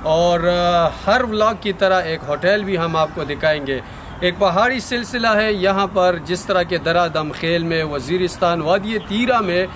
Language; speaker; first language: Urdu; non-native, local second language; Pashto